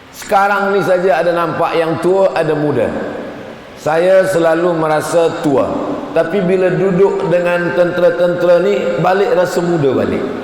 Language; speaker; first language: Malay; native; Malay